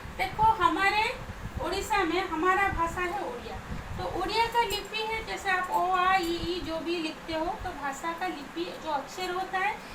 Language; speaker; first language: Hindi; non-native, local second language; Odia